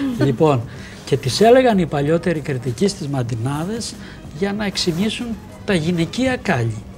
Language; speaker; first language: Greek; native; Greek